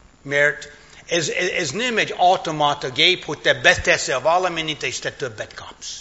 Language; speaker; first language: Hungarian; non-native, fluent; English